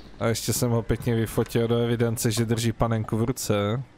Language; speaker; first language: Czech; native; Czech